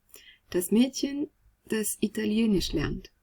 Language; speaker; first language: German; non-native, fluent; French